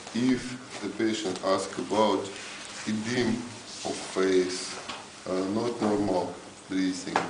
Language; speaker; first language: English; non-native, learner; Russian